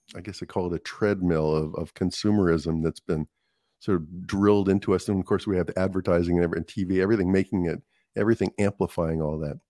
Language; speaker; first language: English; native; English